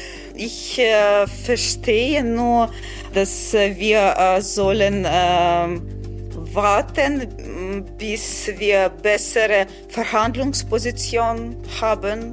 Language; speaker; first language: German; non-native, fluent; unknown